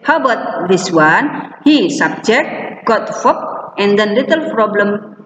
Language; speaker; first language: English; non-native, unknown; Indonesian